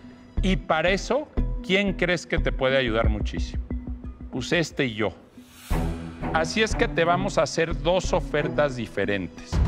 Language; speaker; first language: Spanish; native; Spanish